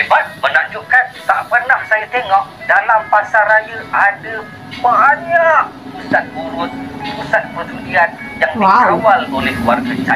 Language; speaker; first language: Malay; native; Malay